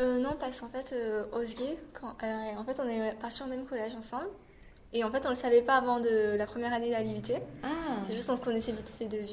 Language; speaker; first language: French; native; French